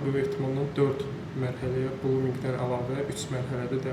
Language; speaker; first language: Azerbaijani; native; Azerbaijani